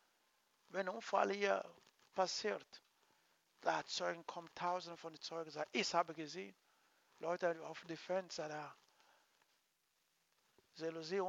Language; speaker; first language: German; non-native, learner; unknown